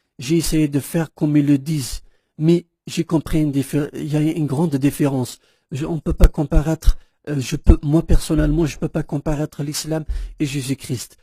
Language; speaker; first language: French; non-native, local second language; Kabyle